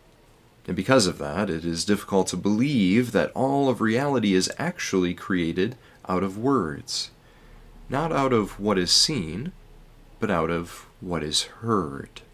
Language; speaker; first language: English; native; English